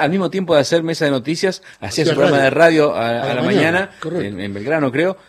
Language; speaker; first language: Spanish; native; Spanish